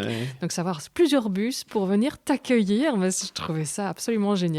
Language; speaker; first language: French; native; French